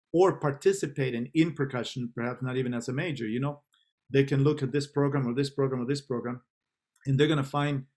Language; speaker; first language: English; non-native, fluent; Spanish